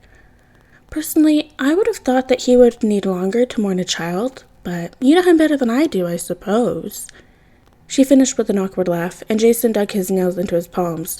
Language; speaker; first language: English; native; English